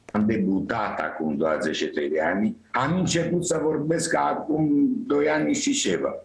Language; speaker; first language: Romanian; non-native, fluent; Italian